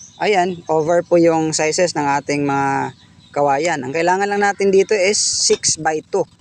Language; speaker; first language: Filipino; non-native, local second language; Cebuano